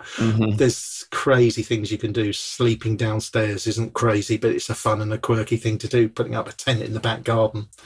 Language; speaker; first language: English; native; English